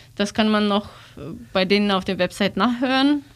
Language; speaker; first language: German; non-native, learner; Russian